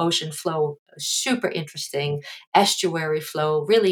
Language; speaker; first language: English; non-native, fluent; Dutch